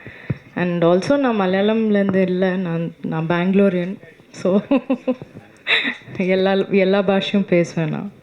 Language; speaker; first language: Tamil; non-native, local second language; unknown